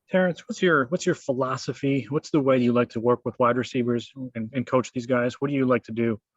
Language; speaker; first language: English; native; English